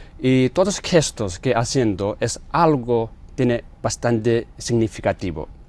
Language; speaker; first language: Spanish; non-native, learner; Tibetan